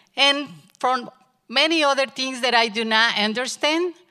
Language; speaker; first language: English; non-native, learner; Spanish